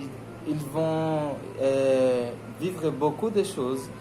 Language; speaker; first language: French; non-native, learner; Portuguese